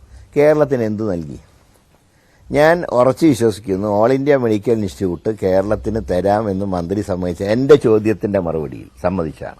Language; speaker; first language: Malayalam; native; Malayalam